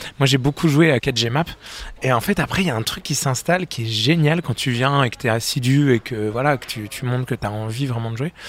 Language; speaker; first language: French; native; French